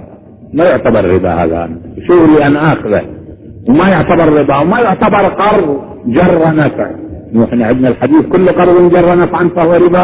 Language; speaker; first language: Arabic; native; Arabic